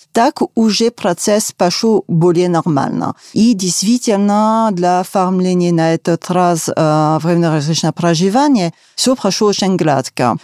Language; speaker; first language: Russian; non-native, fluent; French